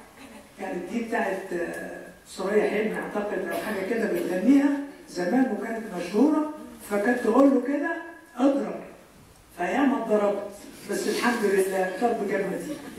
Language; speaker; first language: Arabic; native; Arabic